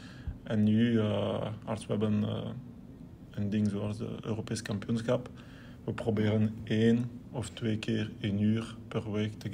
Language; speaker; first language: Dutch; non-native, local second language; French